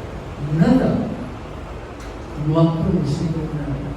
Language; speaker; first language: Spanish; native; Spanish